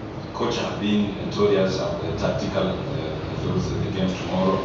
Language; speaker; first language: English; non-native, local second language; Swahili